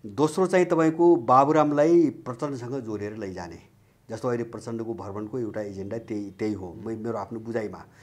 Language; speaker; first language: Nepali; native; Nepali